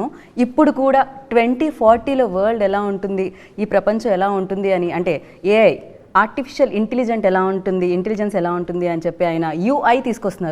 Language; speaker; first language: Telugu; native; Telugu